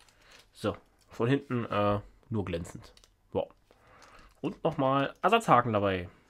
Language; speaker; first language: German; native; German